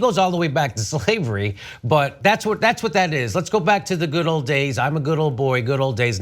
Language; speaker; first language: English; native; English